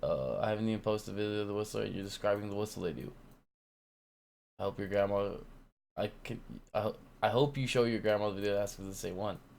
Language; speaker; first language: English; native; English